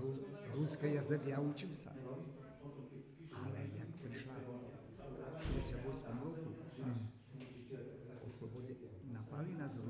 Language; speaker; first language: Slovak; non-native, local second language; Rusyn